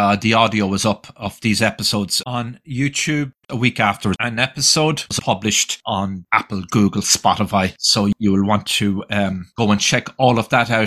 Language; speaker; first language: English; native; English